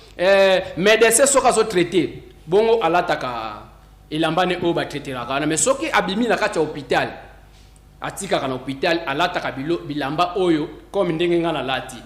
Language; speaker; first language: Lingala; non-native, local second language; Kongo